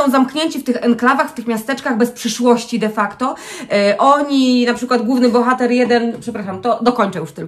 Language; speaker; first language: Polish; native; Polish